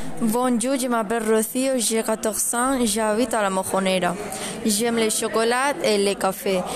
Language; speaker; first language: French; non-native, learner; Spanish